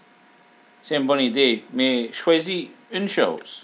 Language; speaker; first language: French; non-native, learner; English